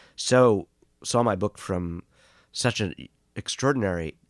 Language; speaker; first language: English; native; English